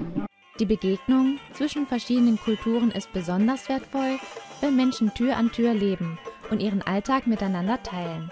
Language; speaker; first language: German; native; German